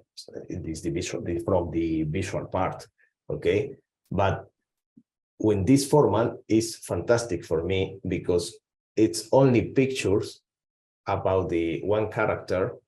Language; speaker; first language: English; non-native, learner; Spanish